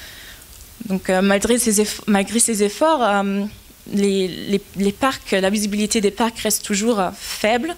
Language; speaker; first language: French; non-native, fluent; German